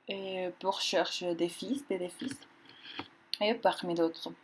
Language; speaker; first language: French; non-native, learner; Spanish